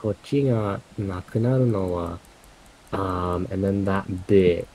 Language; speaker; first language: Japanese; non-native, learner; English